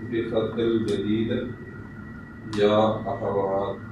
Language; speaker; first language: Arabic; non-native, learner; Urdu